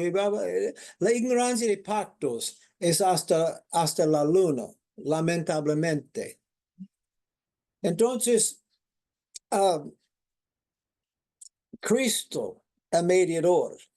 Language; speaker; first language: Spanish; non-native, fluent; English